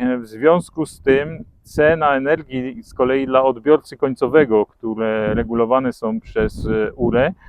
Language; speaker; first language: Polish; native; Polish